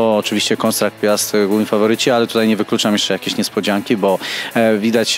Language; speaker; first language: Polish; native; Polish